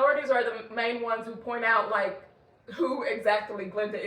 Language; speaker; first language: English; native; English